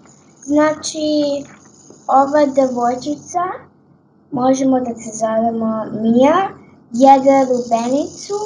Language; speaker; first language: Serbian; early bilingual, heritage; Serbian